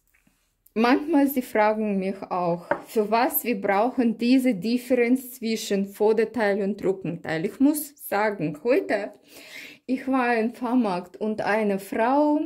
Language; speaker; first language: German; non-native, learner; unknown